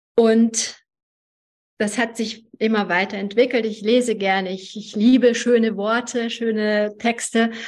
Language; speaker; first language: German; early bilingual, other home language; Hungarian